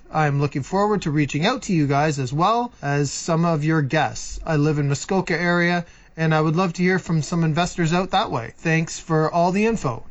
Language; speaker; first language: English; native; English